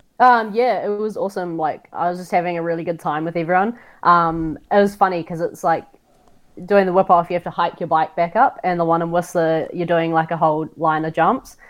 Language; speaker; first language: English; native; English